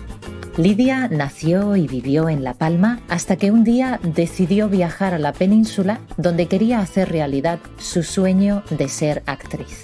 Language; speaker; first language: Spanish; native; Spanish